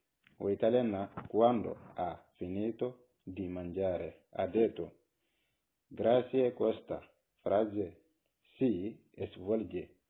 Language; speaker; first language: Italian; non-native, learner; Bambara